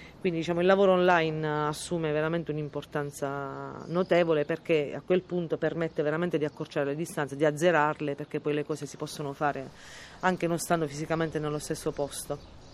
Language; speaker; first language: Italian; native; Italian